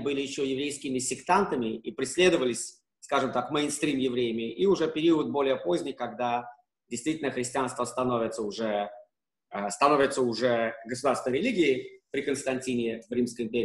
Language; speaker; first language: Russian; native; Russian